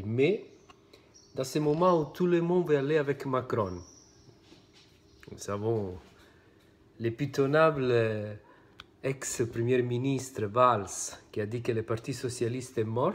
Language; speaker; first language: French; non-native, fluent; Italian